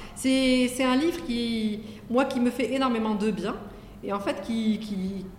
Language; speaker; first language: French; non-native, local second language; Arabic